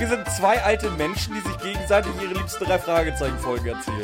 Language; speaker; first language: German; native; German